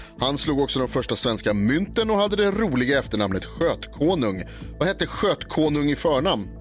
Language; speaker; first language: Swedish; native; Swedish